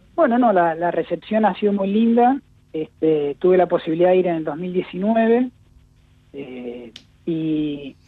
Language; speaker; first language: Spanish; native; Spanish